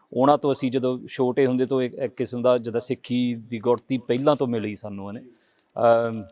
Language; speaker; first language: Punjabi; early bilingual, heritage; Punjabi